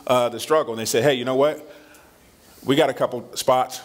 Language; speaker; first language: English; native; English